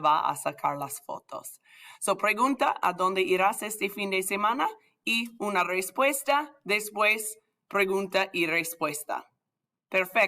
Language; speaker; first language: Spanish; non-native, fluent; English